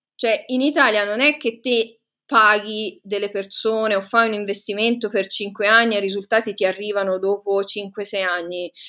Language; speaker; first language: Italian; native; Italian